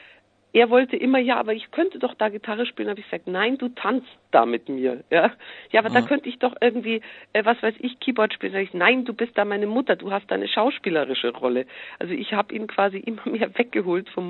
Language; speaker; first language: German; native; German